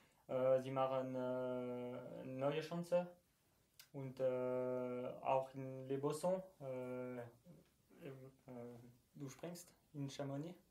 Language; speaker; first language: German; non-native, learner; French